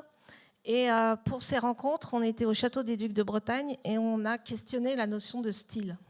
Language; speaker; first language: French; native; French